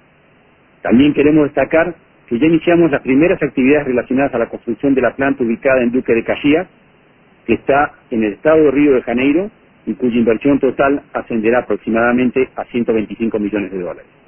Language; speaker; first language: Spanish; native; Spanish